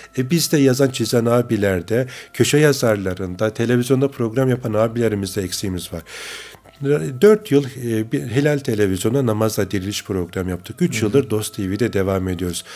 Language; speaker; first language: Turkish; native; Turkish